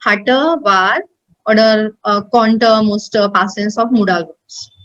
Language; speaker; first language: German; non-native, learner; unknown